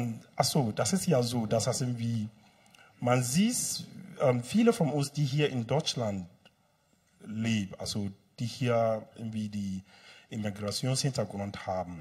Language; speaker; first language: German; non-native, fluent; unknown